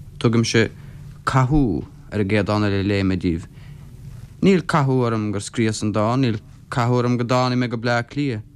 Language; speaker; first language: Irish; non-native, local second language; English